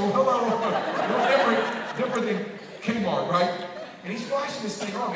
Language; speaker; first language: English; native; English